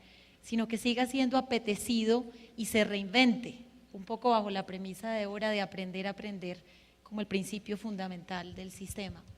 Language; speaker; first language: Spanish; native; Spanish